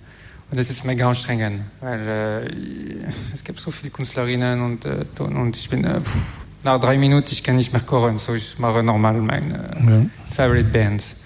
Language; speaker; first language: German; non-native, learner; French